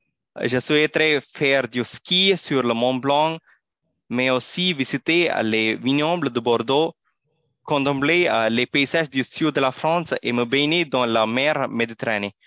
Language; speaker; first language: French; non-native, fluent; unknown